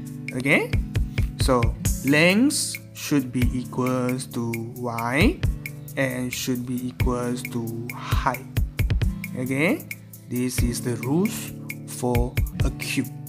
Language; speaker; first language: English; non-native, local second language; Malay